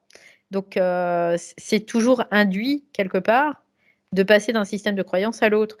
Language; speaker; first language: French; native; French